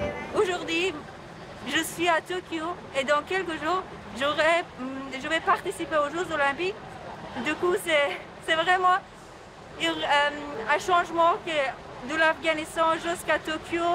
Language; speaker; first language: French; non-native, learner; Persian